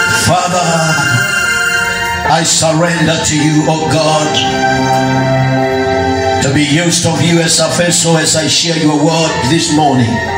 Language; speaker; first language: English; non-native, local second language; Kamba